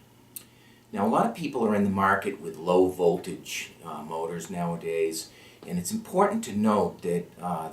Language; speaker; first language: English; native; English